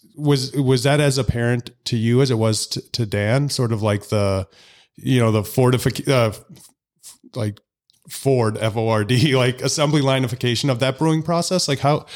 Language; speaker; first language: English; native; English